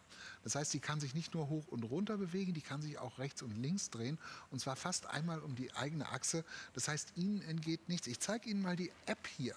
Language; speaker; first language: German; native; German